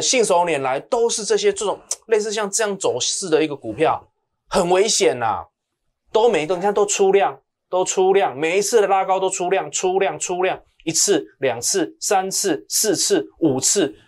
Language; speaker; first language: Chinese; native; Chinese